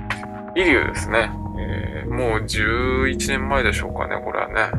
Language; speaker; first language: Japanese; native; Japanese